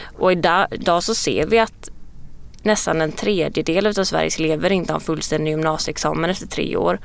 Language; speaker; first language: Swedish; native; Swedish